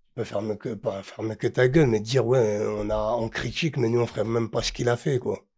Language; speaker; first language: French; native; French